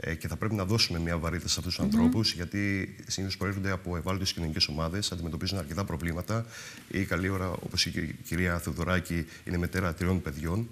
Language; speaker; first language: Greek; native; Greek